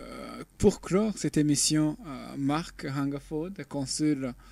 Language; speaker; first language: French; non-native, local second language; Rundi